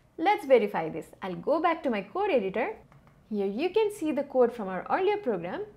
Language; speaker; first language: English; non-native, local second language; Nepali